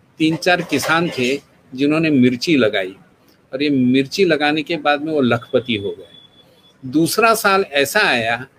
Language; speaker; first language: Hindi; non-native, local second language; Gujarati